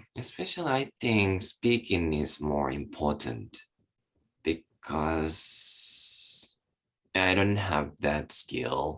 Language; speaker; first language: English; non-native, learner; Japanese